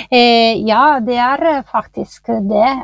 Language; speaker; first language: Norwegian; non-native, fluent; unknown